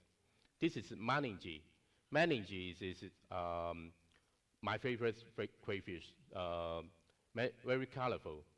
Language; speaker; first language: English; non-native, learner; Cantonese